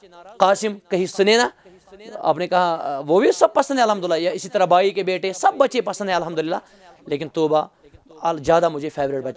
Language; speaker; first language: Hindi; non-native, local second language; Kashmiri